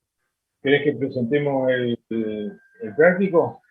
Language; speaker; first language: Spanish; native; Spanish